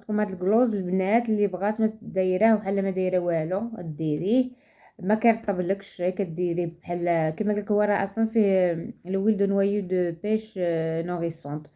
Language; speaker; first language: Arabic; native; Arabic